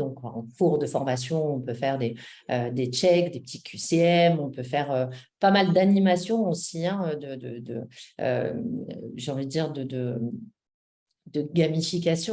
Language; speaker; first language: French; native; French